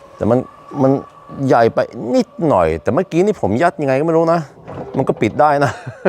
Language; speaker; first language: Thai; non-native, fluent; Norwegian